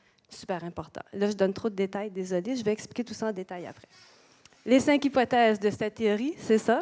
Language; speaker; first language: French; native; French